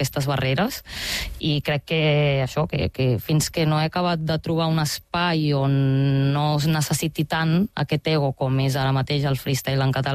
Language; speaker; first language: Catalan; native; Catalan